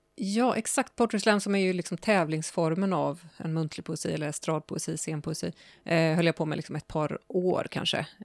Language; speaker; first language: Swedish; native; Swedish